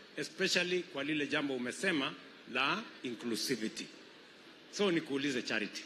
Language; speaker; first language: Swahili; non-native, local second language; Kalenjin